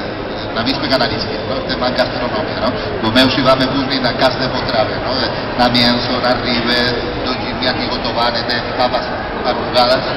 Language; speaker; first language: Polish; non-native, learner; Spanish